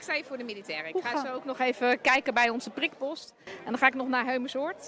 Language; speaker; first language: Dutch; native; Dutch